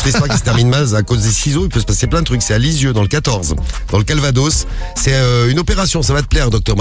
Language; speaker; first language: French; native; French